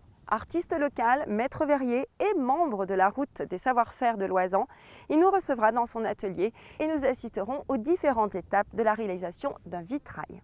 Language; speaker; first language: French; native; French